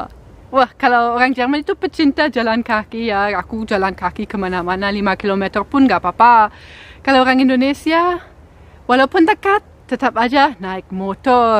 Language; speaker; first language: Indonesian; non-native, fluent; German